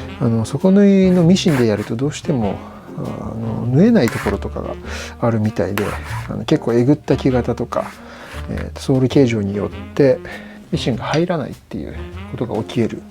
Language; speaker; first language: Japanese; native; Japanese